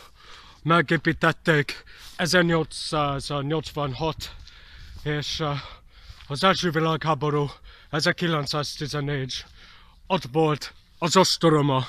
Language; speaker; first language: Hungarian; non-native, learner; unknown